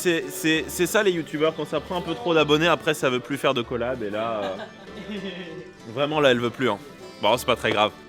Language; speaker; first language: French; native; French